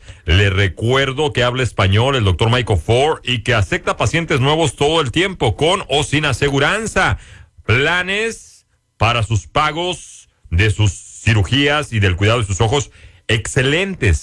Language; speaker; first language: Spanish; native; Spanish